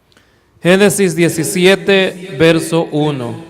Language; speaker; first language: Spanish; native; Spanish